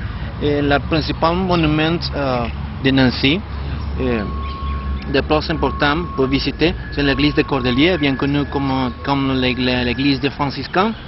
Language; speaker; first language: French; non-native, learner; Spanish